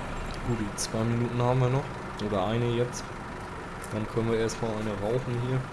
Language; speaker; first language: German; native; German